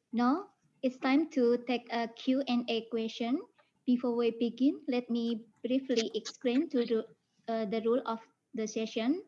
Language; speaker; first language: English; non-native, fluent; Indonesian